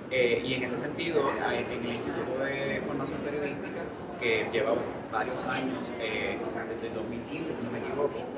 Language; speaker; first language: Spanish; native; Spanish